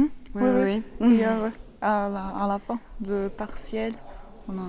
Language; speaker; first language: French; non-native, learner; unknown